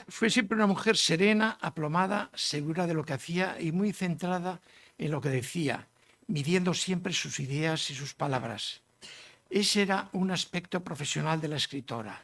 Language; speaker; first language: Spanish; native; Spanish